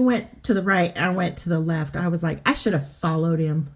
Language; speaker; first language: English; native; English